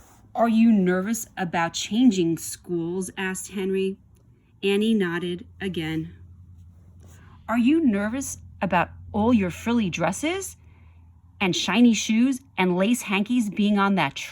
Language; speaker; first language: English; native; English